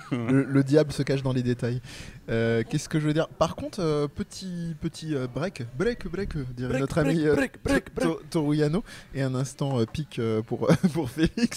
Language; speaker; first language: French; native; French